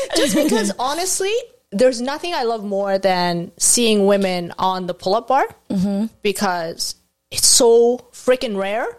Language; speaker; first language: English; non-native, fluent; Arabic